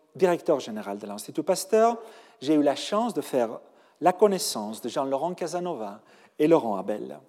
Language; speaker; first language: French; non-native, fluent; Spanish